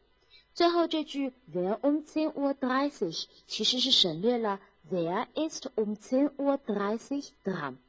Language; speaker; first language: German; non-native, fluent; Chinese